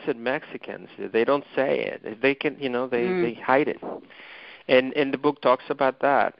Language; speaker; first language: English; non-native, fluent; Spanish